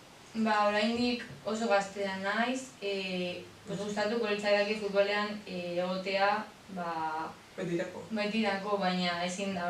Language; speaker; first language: Basque; non-native, local second language; Spanish